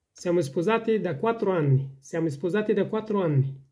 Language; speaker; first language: Italian; non-native, learner; Persian